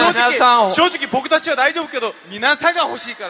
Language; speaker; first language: Japanese; non-native, fluent; Korean